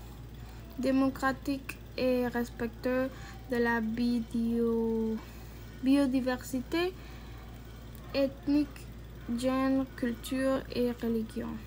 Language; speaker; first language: French; non-native, learner; Spanish